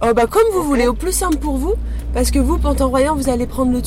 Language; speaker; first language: French; native; French